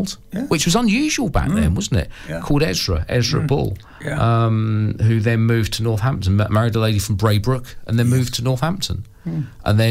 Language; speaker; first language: English; native; English